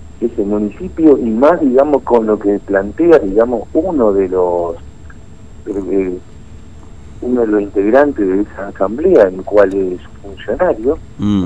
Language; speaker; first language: Spanish; native; Spanish